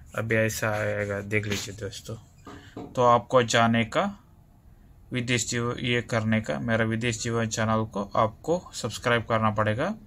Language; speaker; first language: Hindi; non-native, local second language; Kannada